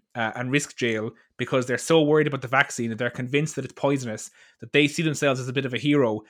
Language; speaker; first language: English; native; English